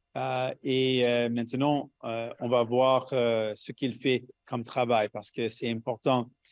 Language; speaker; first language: French; non-native, local second language; English